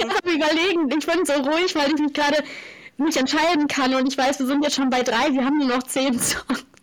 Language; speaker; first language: German; native; German